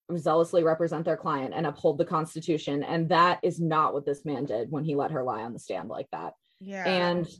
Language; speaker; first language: English; native; English